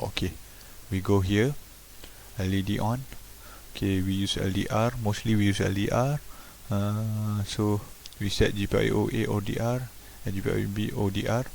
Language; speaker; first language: English; non-native, local second language; Malay